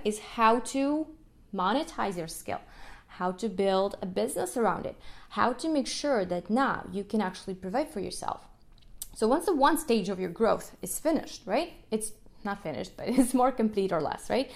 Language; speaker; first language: English; non-native, fluent; Russian